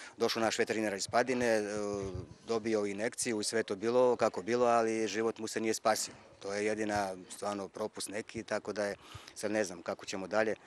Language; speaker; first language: Croatian; non-native, local second language; Slovak